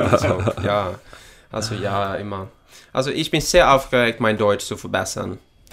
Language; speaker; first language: German; non-native, learner; English